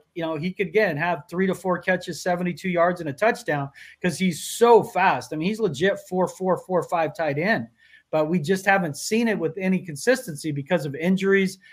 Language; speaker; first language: English; native; English